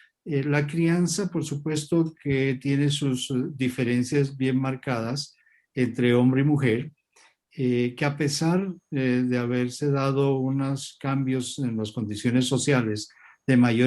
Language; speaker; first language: Spanish; native; Spanish